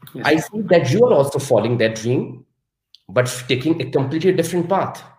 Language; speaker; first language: English; non-native, local second language; Urdu